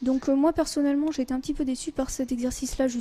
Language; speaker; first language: French; native; French